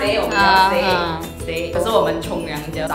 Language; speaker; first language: Chinese; non-native, local second language; Min Nan Chinese